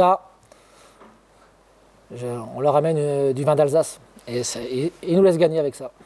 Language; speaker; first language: French; native; French